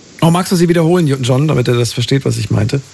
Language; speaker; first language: German; native; German